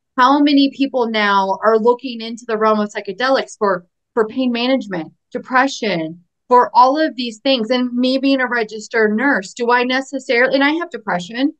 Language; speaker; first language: English; native; English